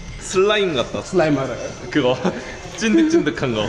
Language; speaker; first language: Korean; native; Korean